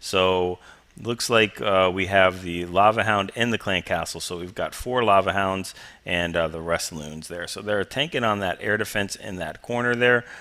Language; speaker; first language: English; native; English